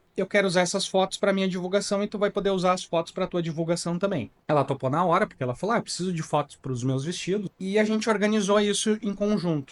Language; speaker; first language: Portuguese; native; Portuguese